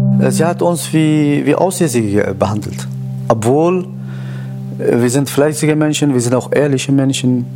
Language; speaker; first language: German; non-native, fluent; Kurdish